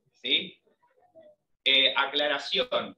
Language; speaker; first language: Spanish; native; Spanish